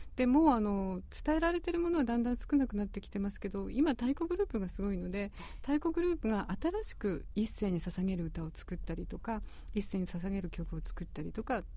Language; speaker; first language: Japanese; native; Japanese